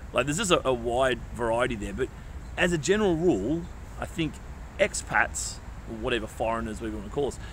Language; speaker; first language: English; native; English